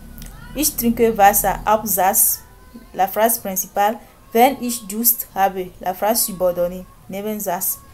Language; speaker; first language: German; non-native, fluent; French